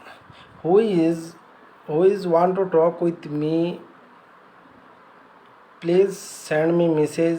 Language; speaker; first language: English; non-native, learner; Bangla